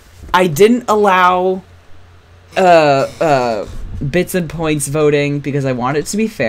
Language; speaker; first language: English; native; English